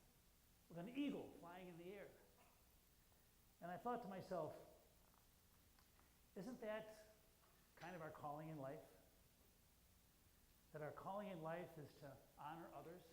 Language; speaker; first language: English; native; English